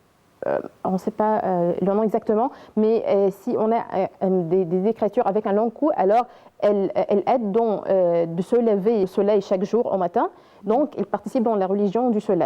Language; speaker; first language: French; non-native, learner; Arabic